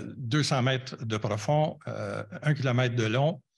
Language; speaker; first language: French; native; French